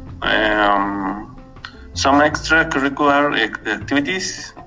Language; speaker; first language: English; non-native, learner; Spanish